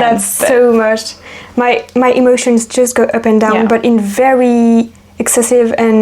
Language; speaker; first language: English; non-native, fluent; French